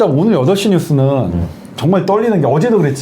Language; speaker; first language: Korean; native; Korean